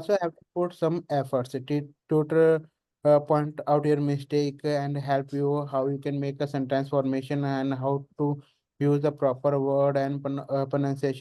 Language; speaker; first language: English; non-native, learner; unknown